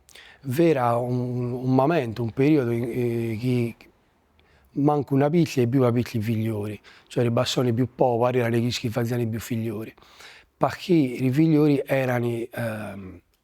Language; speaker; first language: Italian; native; Italian